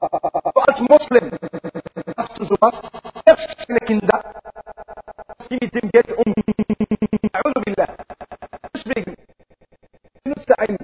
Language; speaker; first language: German; non-native, learner; Arabic